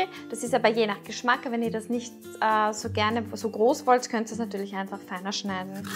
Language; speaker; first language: German; native; German